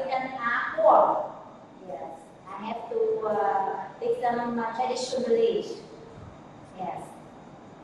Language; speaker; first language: English; non-native, learner; Vietnamese